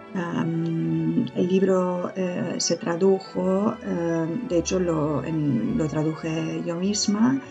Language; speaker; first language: Spanish; non-native, fluent; Romanian